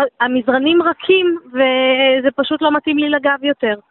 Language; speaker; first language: Hebrew; native; Hebrew